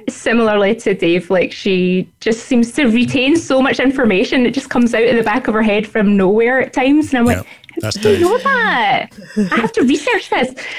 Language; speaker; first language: English; native; English